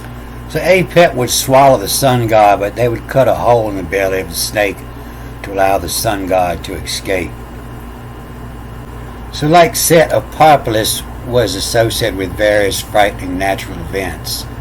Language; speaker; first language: English; native; English